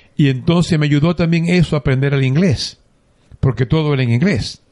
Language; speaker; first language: Spanish; native; Spanish